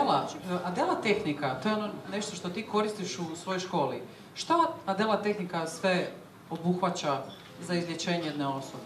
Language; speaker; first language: Croatian; native; Croatian